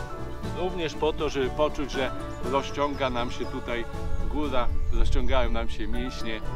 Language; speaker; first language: Polish; native; Polish